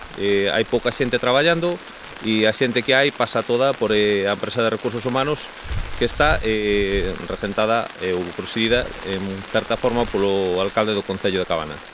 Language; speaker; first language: Galician; native; Galician